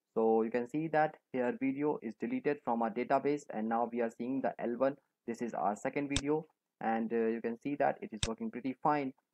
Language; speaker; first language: English; non-native, local second language; Hindi